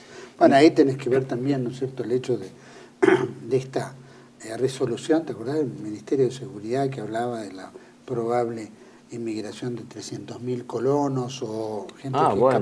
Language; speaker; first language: Spanish; native; Spanish